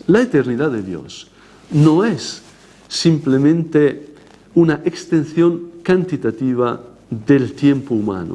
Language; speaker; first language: Spanish; non-native, fluent; Italian